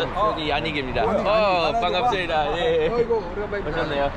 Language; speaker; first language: Korean; non-native, fluent; Dutch